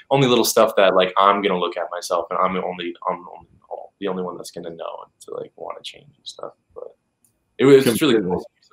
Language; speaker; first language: English; native; English